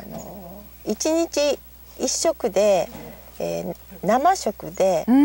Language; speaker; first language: Japanese; native; Japanese